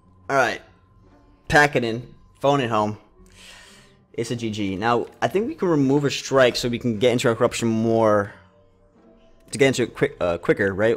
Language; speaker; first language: English; early bilingual, other home language; Spanish